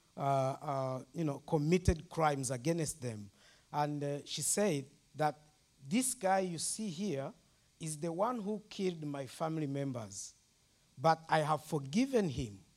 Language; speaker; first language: English; non-native, local second language; Kinyarwanda